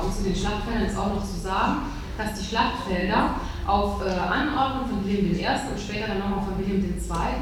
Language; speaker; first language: German; native; German